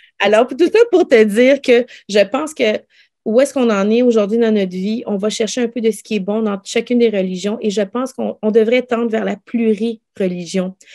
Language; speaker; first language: French; early bilingual, other home language; Lao